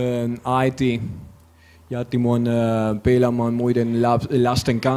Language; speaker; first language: Finnish; non-native, learner; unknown